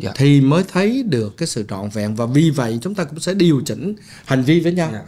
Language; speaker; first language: Vietnamese; native; Vietnamese